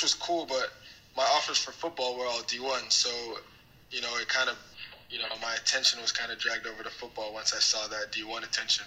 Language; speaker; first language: English; native; English